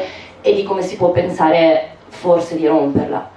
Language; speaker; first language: Italian; native; Italian